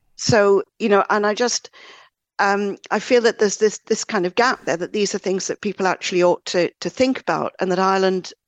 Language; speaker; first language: English; native; English